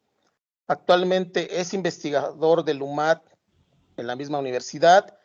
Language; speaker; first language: Spanish; native; Spanish